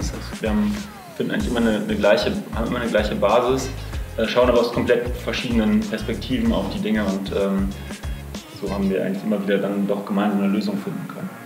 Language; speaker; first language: German; native; German